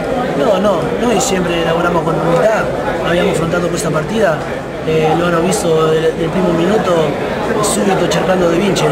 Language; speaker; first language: Italian; non-native, fluent; Spanish